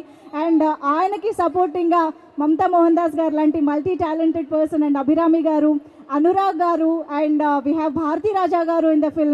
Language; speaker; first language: Telugu; native; Telugu